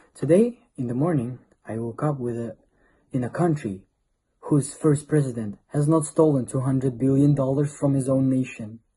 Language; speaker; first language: English; non-native, fluent; Kazakh